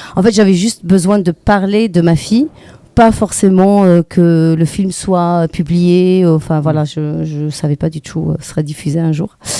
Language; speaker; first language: French; non-native, local second language; Arabic